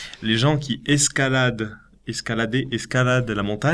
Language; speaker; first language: French; native; French